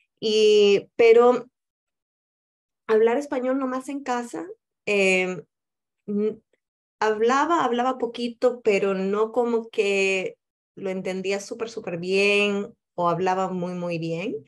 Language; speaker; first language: Spanish; early bilingual, heritage; Spanish